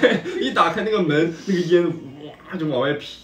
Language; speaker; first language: Chinese; native; Chinese